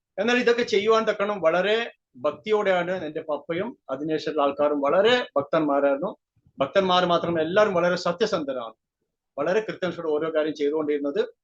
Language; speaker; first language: Malayalam; native; Malayalam